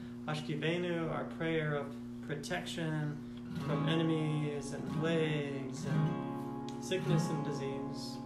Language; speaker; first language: English; native; English